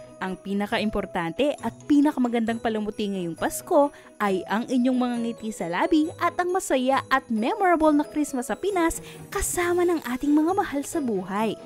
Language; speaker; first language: Filipino; native; Filipino